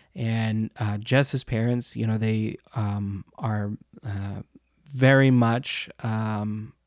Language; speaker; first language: English; native; English